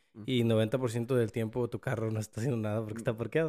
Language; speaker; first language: Spanish; early bilingual, heritage; Spanish